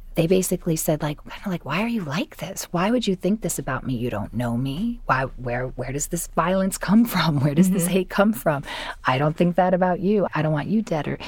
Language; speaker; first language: English; native; English